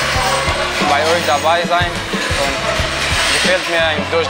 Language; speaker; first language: German; non-native, learner; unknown